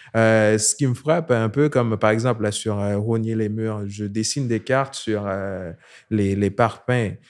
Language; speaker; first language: French; non-native, local second language; Haitian Creole